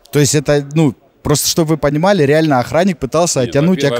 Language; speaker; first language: Russian; native; Russian